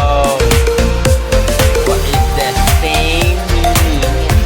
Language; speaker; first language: English; non-native, local second language; Malay